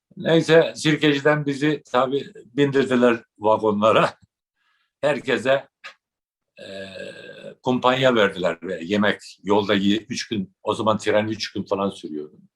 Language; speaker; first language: Turkish; native; Turkish